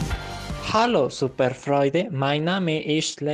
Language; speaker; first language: German; non-native, learner; Spanish